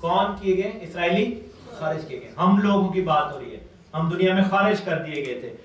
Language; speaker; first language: Urdu; non-native, local second language; Pashto